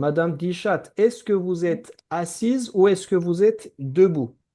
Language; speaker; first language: French; non-native, fluent; Azerbaijani